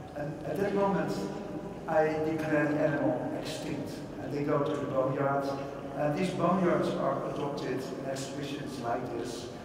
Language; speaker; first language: English; non-native, fluent; Dutch